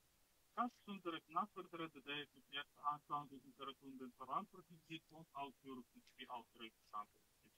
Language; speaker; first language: German; non-native, learner; Russian